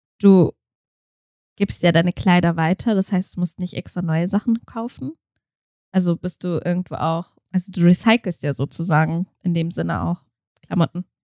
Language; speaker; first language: German; early bilingual, other home language; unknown